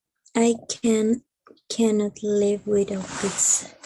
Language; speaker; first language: English; non-native, learner; Spanish